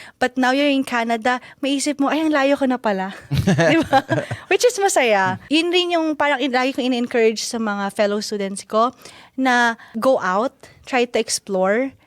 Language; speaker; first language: Filipino; native; Filipino